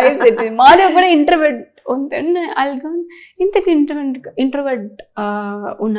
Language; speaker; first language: Telugu; non-native, learner; Tamil